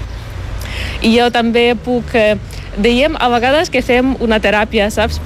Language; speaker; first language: Catalan; non-native, learner; Ukrainian